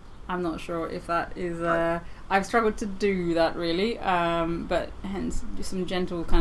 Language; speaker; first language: English; native; English